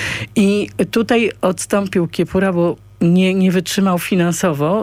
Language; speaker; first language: Polish; native; Polish